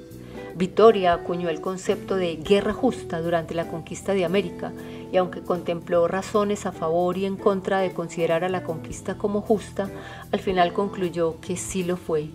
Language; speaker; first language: Spanish; native; Spanish